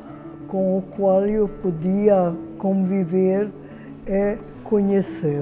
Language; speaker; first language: Portuguese; non-native, fluent; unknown